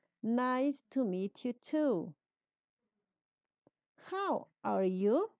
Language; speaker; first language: English; non-native, learner; Spanish